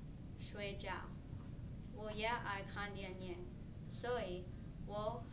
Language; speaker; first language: Chinese; non-native, learner; English